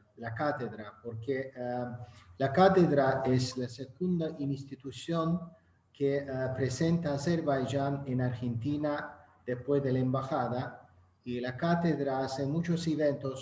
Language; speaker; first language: Spanish; non-native, learner; Azerbaijani